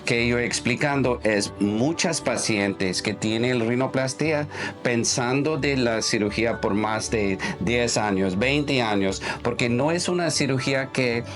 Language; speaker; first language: Spanish; non-native, learner; English